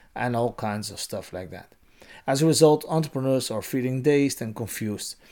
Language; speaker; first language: English; non-native, fluent; Dutch